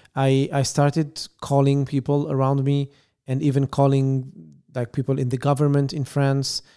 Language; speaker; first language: English; non-native, fluent; Arabic